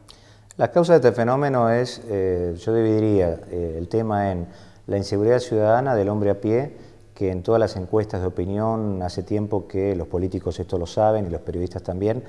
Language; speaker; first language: Spanish; native; Spanish